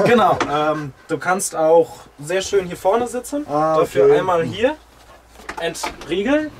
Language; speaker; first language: German; native; German